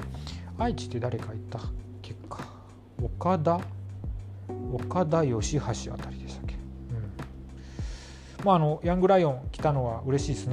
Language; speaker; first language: Japanese; native; Japanese